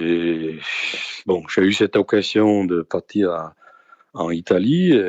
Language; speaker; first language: French; non-native, fluent; Danish